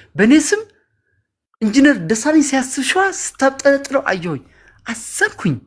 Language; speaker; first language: Amharic; non-native, local second language; Tigrinya